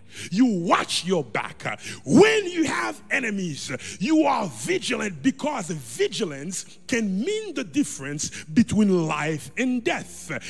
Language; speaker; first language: English; non-native, fluent; Haitian Creole